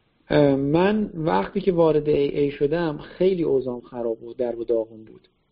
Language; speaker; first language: Persian; native; Persian